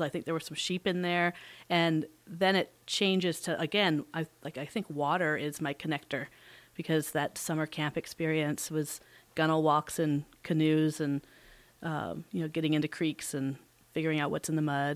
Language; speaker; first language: English; native; English